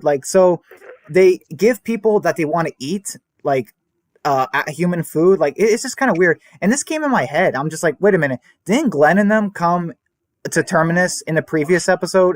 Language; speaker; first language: English; native; English